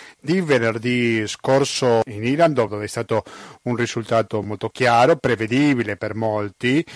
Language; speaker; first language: Italian; non-native, fluent; Spanish